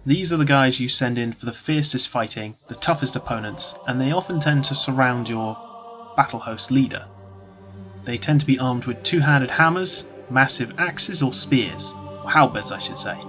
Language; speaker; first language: English; native; English